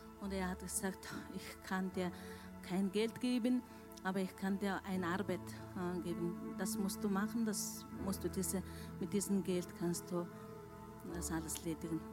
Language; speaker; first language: German; non-native, learner; Mongolian